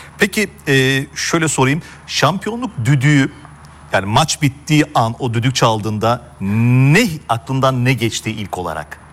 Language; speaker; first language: Turkish; native; Turkish